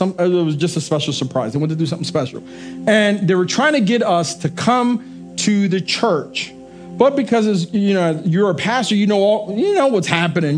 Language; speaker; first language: English; native; English